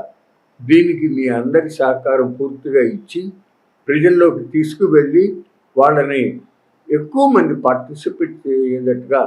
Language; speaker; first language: Telugu; native; Telugu